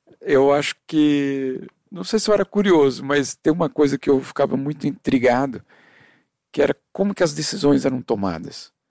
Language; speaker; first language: Portuguese; native; Portuguese